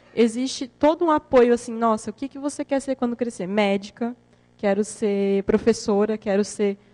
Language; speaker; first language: Portuguese; native; Portuguese